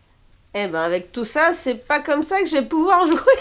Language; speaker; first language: French; native; French